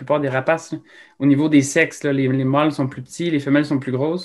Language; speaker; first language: French; native; French